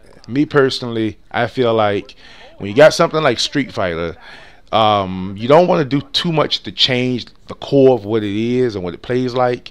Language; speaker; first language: English; native; English